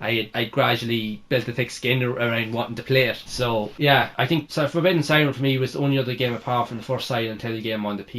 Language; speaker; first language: English; native; English